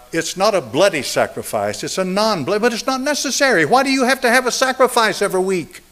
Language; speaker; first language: English; native; English